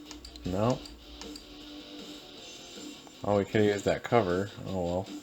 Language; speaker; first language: English; native; English